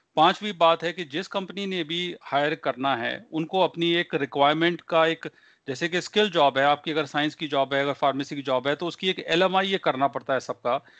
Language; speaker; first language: Hindi; non-native, local second language; Punjabi